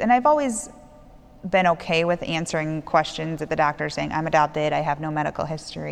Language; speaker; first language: English; native; English